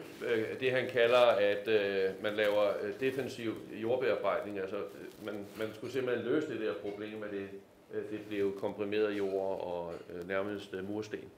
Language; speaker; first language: Danish; native; Danish